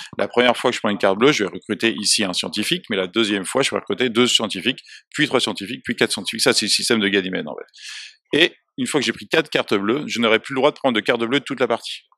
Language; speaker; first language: French; native; French